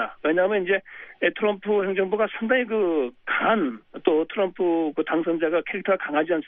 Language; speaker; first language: Korean; native; Korean